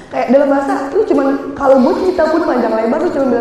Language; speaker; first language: Indonesian; native; Indonesian